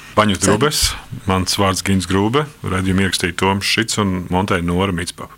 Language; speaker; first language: Latvian; native; Latvian